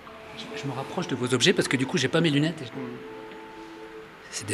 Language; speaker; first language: French; native; French